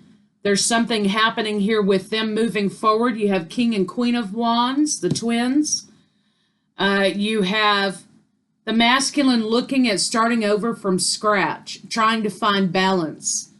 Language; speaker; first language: English; native; English